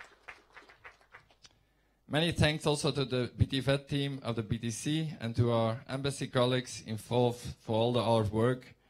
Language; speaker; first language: English; non-native, fluent; Dutch